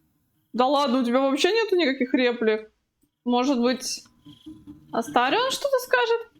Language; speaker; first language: Russian; native; Russian